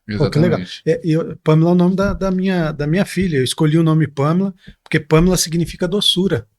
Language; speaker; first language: Portuguese; native; Portuguese